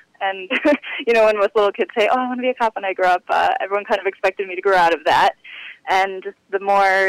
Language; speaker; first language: English; native; English